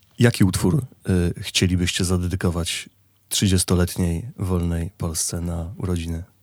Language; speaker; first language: Polish; native; Polish